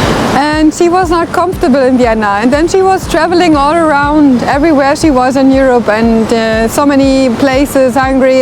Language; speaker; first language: English; non-native, learner; German